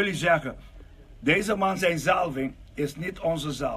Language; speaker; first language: Dutch; non-native, local second language; Papiamento